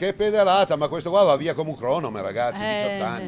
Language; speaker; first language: Italian; native; Italian